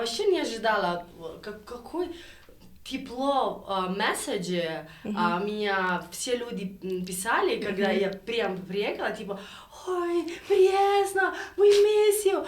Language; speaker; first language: Russian; non-native, learner; Italian